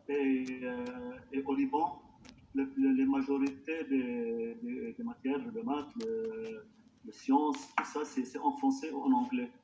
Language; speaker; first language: French; non-native, local second language; Arabic